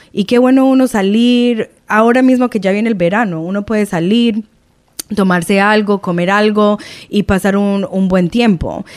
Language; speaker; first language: Spanish; early bilingual, heritage; Spanish